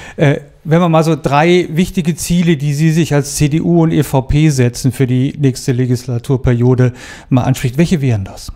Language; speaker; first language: German; native; German